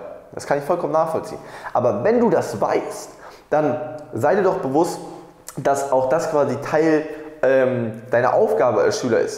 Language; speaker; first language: German; native; German